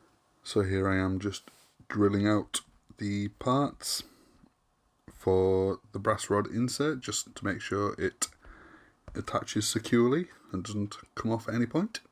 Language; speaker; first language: English; native; English